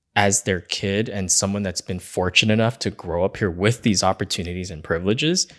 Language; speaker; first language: English; native; English